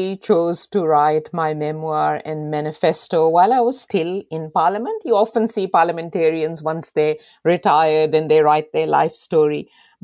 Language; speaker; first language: English; non-native, local second language; Urdu